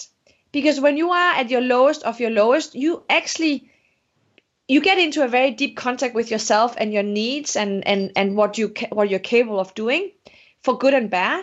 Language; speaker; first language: English; non-native, fluent; Danish